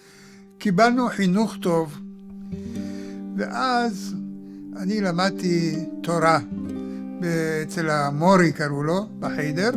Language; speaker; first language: Hebrew; early bilingual, other home language; Arabic